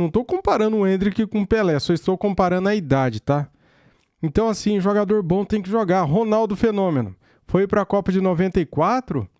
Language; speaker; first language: Portuguese; native; Portuguese